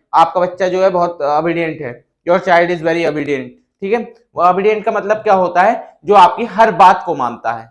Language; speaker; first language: Hindi; native; Hindi